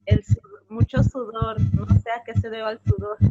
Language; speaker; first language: Spanish; native; Spanish